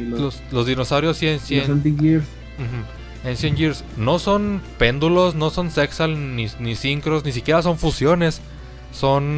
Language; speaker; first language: Spanish; native; Spanish